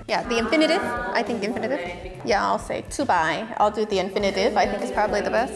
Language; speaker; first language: English; native; English